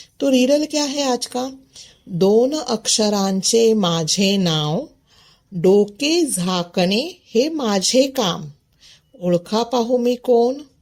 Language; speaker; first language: Hindi; non-native, local second language; Marathi